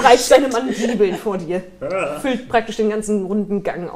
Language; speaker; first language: German; native; German